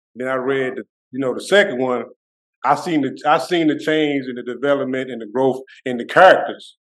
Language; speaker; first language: English; native; English